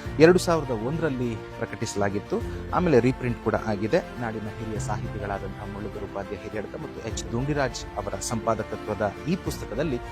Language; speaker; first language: Kannada; native; Kannada